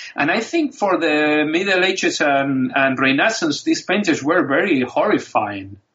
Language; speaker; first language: English; non-native, fluent; Spanish